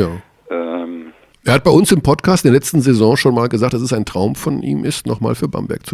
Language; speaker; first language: German; native; German